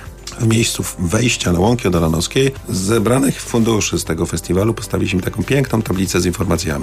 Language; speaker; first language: Polish; native; Polish